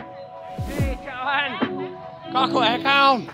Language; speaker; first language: Vietnamese; non-native, learner; English